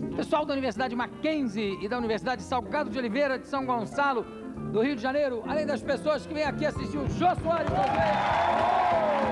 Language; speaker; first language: Portuguese; native; Portuguese